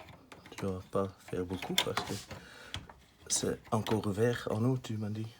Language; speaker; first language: French; non-native, fluent; Dutch